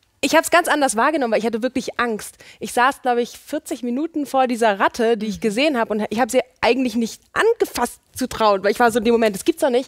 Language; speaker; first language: German; native; German